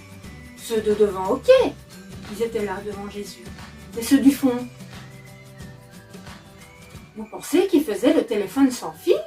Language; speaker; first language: French; native; French